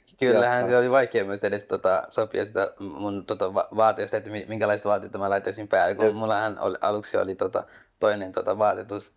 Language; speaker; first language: Finnish; non-native, fluent; Somali